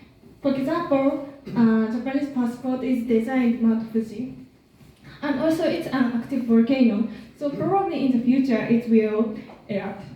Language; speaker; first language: English; non-native, learner; Japanese